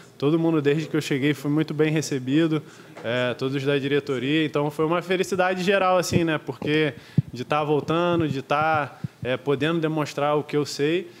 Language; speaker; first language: Portuguese; native; Portuguese